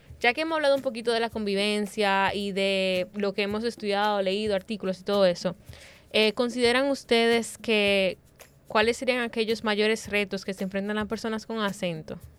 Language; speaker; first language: Spanish; native; Spanish